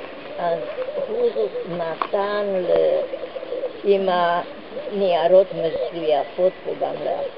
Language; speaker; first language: Hebrew; non-native, fluent; Hungarian